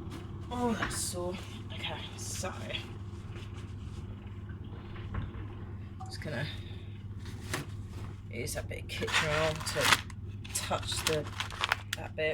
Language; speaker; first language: English; native; English